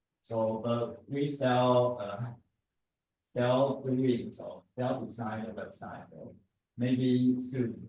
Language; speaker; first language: English; non-native, learner; Chinese